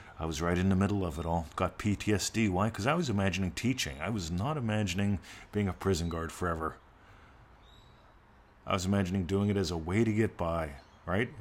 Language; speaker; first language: English; native; English